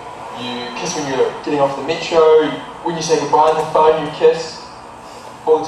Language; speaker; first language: English; native; English